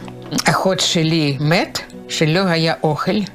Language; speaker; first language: Hebrew; non-native, learner; Russian